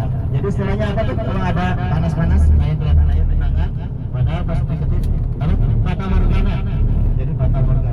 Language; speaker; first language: Indonesian; native; Indonesian